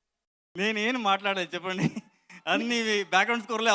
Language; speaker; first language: Telugu; non-native, learner; Kannada